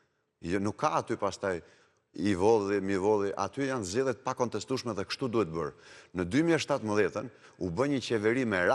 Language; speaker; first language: Albanian; native; Albanian